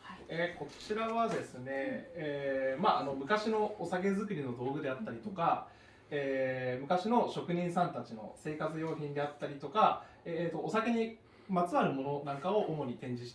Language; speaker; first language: Japanese; native; Japanese